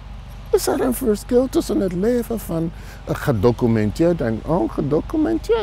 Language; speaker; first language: Dutch; non-native, fluent; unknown